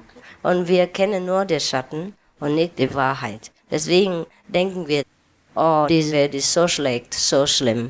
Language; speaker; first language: German; non-native, learner; Vietnamese